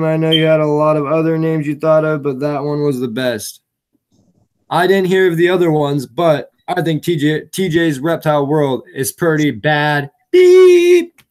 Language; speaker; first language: English; native; English